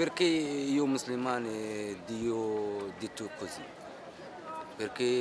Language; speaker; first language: Italian; non-native, learner; Arabic